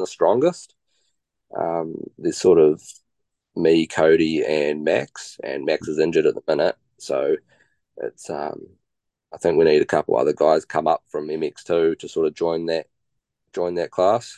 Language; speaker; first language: English; native; English